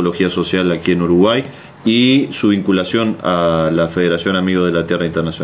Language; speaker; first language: Spanish; native; Spanish